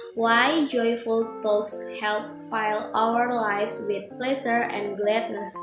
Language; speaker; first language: English; non-native, fluent; Indonesian